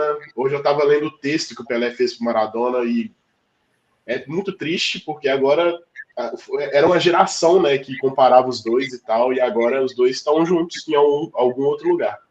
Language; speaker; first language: Portuguese; native; Portuguese